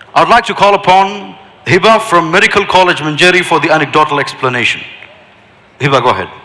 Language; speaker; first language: English; non-native, local second language; Malayalam